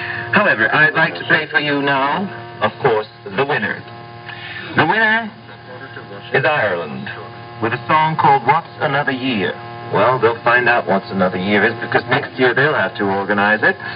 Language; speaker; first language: English; non-native, fluent; Dutch